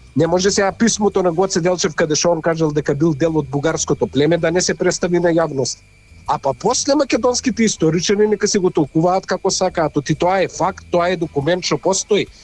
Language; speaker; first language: Macedonian; native; Macedonian